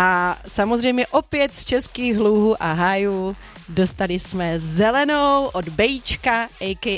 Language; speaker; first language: Czech; native; Czech